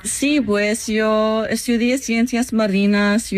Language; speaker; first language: Spanish; non-native, fluent; English